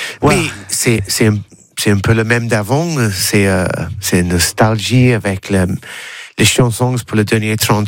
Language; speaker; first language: French; non-native, learner; English